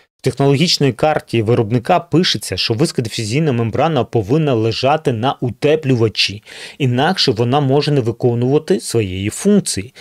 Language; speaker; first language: Ukrainian; non-native, local second language; Russian